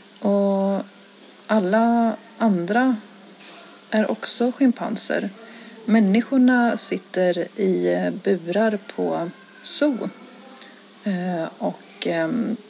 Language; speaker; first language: Swedish; native; Swedish